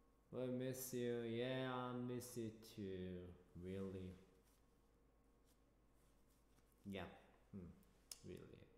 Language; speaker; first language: English; non-native, learner; Korean